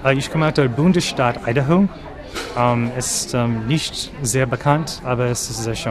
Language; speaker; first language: German; non-native, learner; English